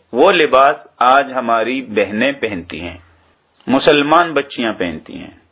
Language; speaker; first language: Urdu; native; Urdu